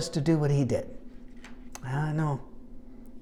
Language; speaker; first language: English; native; English